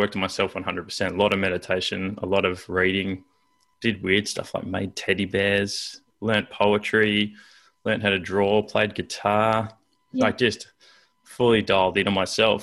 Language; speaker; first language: English; native; English